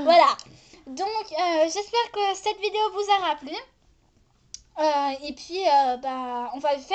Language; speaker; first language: French; native; French